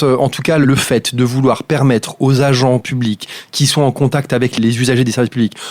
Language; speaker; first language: French; native; French